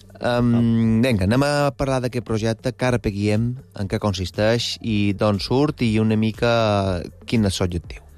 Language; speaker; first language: Catalan; native; Catalan